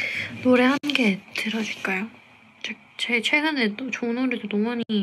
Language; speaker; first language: Korean; non-native, fluent; English